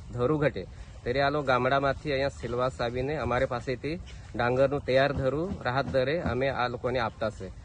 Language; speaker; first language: Gujarati; native; Gujarati